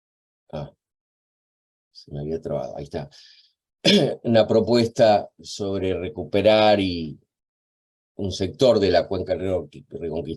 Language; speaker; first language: Spanish; native; Spanish